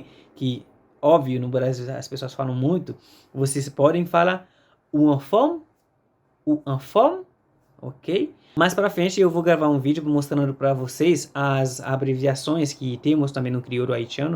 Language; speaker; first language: Portuguese; non-native, fluent; Haitian Creole